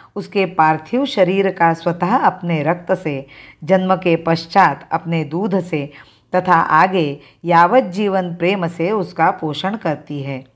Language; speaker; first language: Hindi; non-native, local second language; Marathi